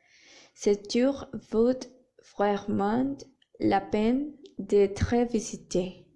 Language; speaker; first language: French; non-native, learner; Spanish